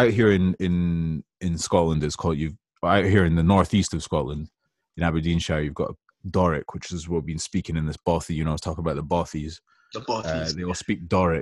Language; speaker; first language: English; native; English